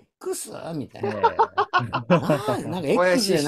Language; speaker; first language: Japanese; native; Japanese